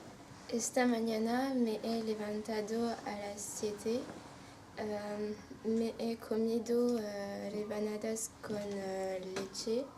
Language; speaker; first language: Spanish; non-native, learner; French